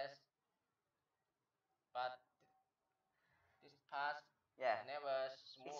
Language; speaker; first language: English; non-native, learner; Chinese